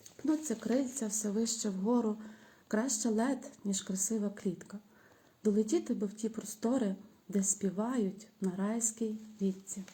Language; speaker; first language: Ukrainian; native; Ukrainian